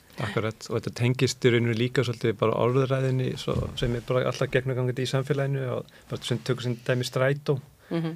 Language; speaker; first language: Icelandic; native; Icelandic